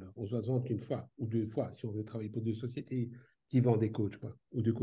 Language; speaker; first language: French; native; French